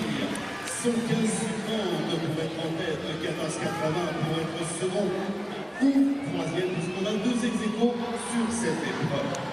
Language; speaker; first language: French; native; French